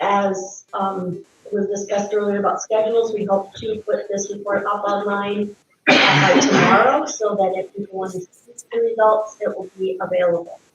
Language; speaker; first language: English; native; English